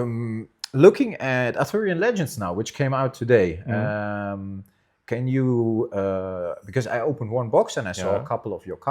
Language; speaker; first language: English; non-native, fluent; German